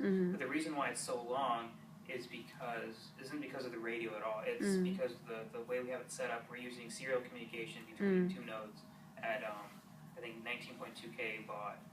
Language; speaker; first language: English; native; English